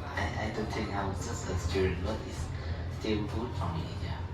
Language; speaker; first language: English; non-native, learner; Vietnamese